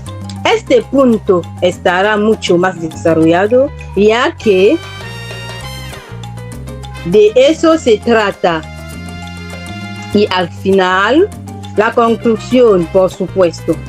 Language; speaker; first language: Spanish; non-native, fluent; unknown